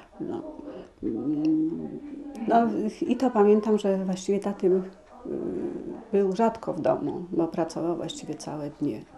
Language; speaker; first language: Polish; early bilingual, heritage; Polish